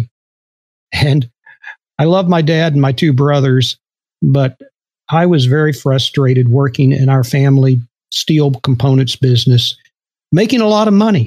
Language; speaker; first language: English; native; English